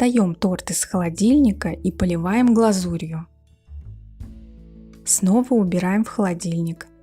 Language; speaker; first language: Russian; native; Russian